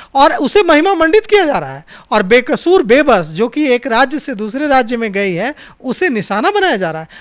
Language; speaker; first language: Hindi; native; Hindi